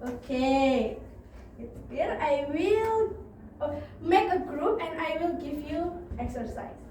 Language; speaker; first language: English; non-native, learner; Indonesian